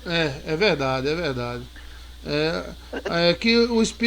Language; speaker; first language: Portuguese; native; Portuguese